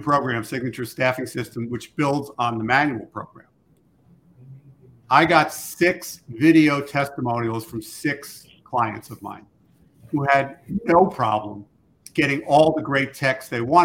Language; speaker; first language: English; native; English